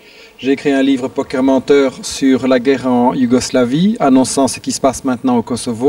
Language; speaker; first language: French; native; French